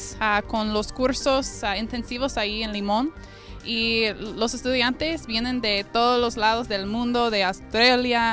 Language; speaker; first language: Spanish; non-native, fluent; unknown